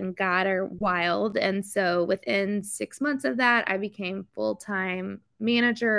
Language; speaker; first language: English; native; English